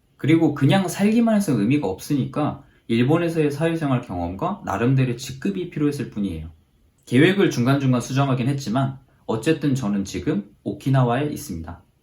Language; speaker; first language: Korean; native; Korean